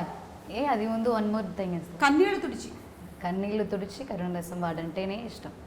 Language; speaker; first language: Telugu; non-native, learner; Malayalam